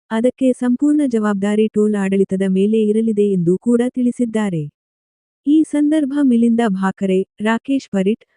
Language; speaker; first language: Kannada; non-native, local second language; Marathi